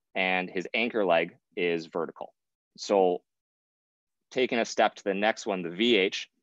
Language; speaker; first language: English; native; English